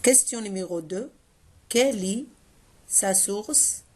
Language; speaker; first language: French; non-native, local second language; Arabic